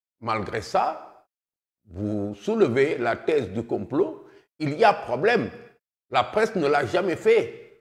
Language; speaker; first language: French; non-native, local second language; Wolof